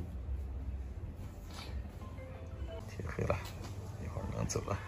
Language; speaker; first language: Chinese; native; Chinese